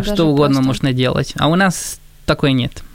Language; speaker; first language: Russian; non-native, fluent; Spanish